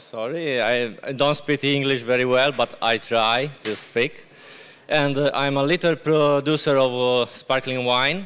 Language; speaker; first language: English; non-native, learner; Italian